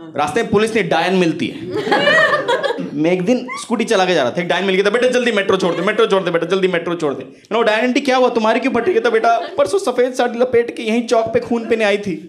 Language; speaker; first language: Hindi; non-native, local second language; Bangla